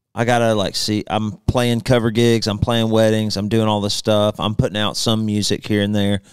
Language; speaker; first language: English; native; English